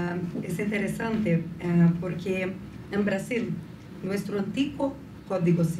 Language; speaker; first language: Spanish; non-native, fluent; Portuguese